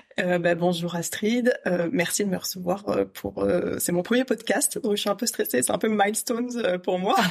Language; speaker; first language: French; native; French